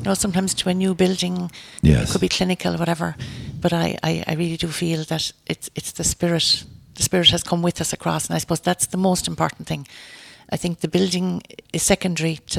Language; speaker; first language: English; native; English